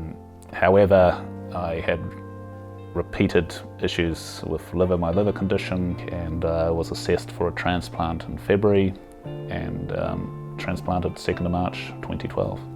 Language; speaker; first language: English; native; English